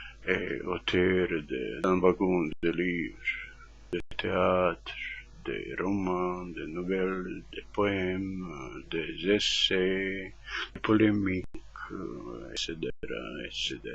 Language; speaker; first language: French; non-native, fluent; Croatian